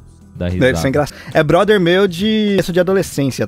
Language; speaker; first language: Portuguese; native; Portuguese